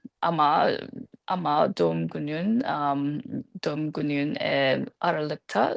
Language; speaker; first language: Turkish; non-native, learner; English